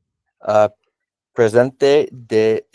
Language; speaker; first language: Spanish; non-native, learner; English